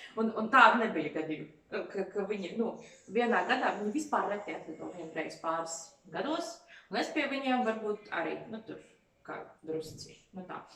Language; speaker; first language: Latvian; non-native, local second language; Russian